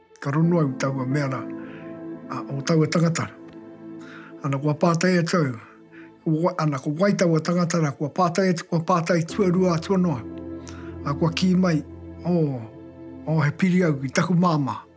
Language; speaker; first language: Māori; native; Māori